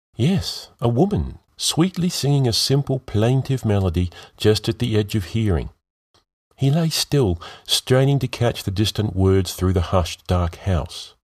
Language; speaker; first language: English; native; English